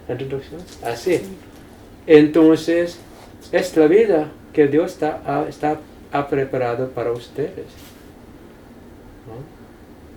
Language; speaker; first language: Spanish; non-native, fluent; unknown